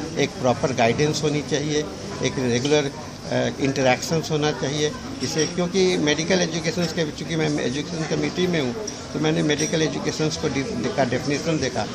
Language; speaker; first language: Hindi; native; Hindi